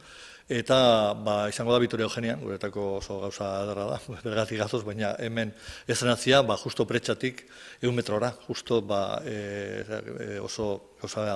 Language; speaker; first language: Basque; native; Basque